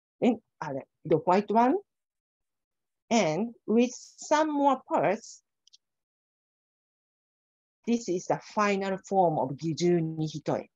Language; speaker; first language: English; non-native, fluent; Japanese